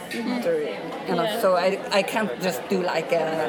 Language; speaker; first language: English; non-native, fluent; Norwegian